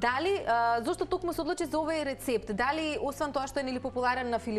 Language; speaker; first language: Macedonian; native; Macedonian